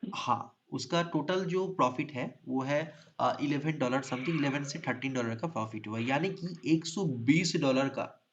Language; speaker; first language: Hindi; non-native, local second language; Bangla